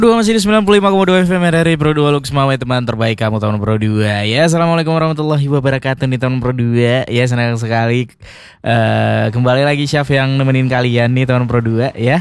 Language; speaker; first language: Indonesian; native; Indonesian